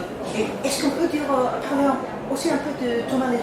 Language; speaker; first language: French; non-native, learner; English